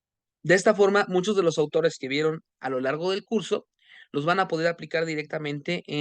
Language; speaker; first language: Spanish; native; Spanish